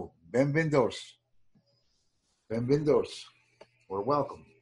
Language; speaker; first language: Portuguese; non-native, learner; English